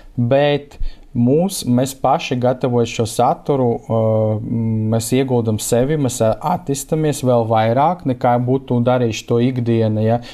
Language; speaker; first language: Latvian; non-native, local second language; Russian